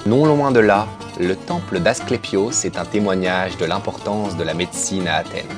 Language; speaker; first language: French; native; French